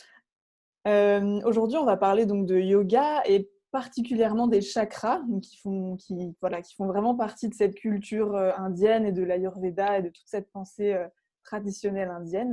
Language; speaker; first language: French; native; French